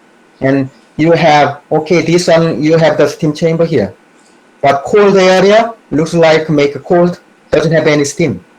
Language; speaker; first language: English; non-native, fluent; Korean